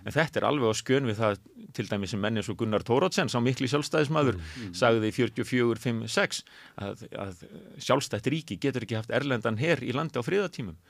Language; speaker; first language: Icelandic; native; Icelandic